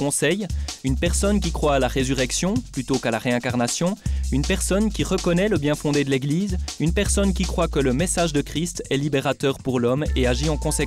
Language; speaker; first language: French; native; French